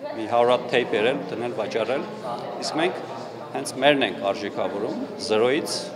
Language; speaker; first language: Armenian; native; Armenian